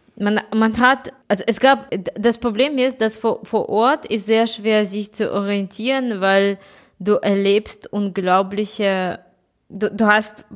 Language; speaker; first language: German; non-native, fluent; Russian